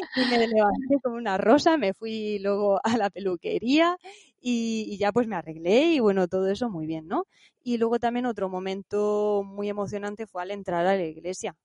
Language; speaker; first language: Spanish; native; Spanish